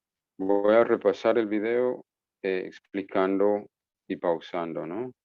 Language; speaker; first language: Spanish; non-native, fluent; English